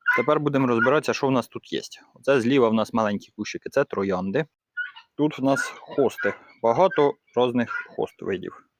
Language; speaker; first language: Ukrainian; native; Ukrainian